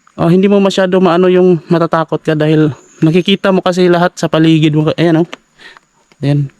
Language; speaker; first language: Filipino; native; Filipino